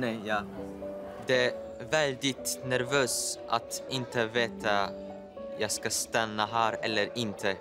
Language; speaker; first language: Swedish; non-native, learner; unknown